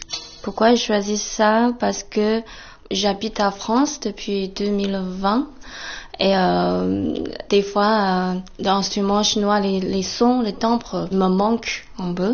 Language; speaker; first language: French; non-native, fluent; Chinese